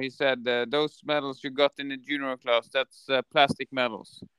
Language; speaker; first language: English; non-native, fluent; Norwegian